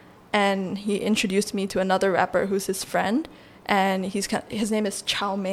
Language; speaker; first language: English; non-native, local second language; Chinese